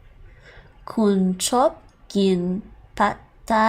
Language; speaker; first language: Thai; non-native, learner; English